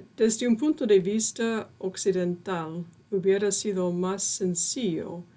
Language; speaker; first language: Spanish; non-native, fluent; English